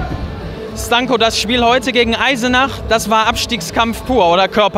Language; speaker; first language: German; native; German